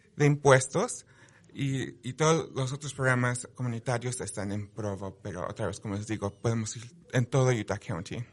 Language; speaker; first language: Spanish; early bilingual, heritage; Spanish